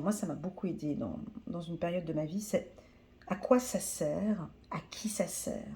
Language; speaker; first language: French; native; French